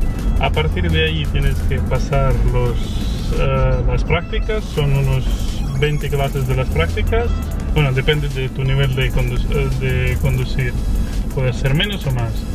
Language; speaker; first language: Spanish; non-native, fluent; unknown